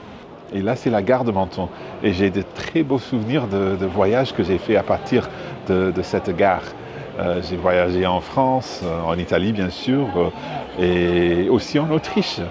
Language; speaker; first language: French; non-native, fluent; English